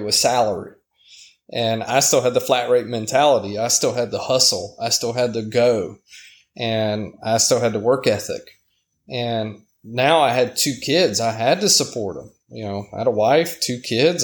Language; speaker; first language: English; native; English